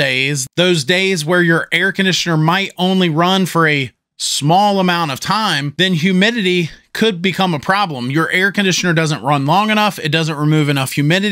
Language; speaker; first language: English; native; English